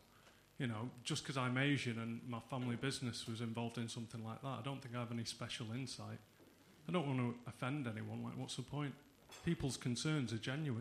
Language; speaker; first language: English; native; English